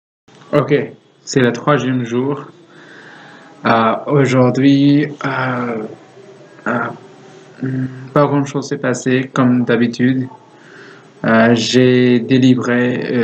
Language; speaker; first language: French; non-native, learner; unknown